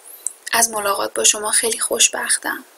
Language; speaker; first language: Persian; native; Persian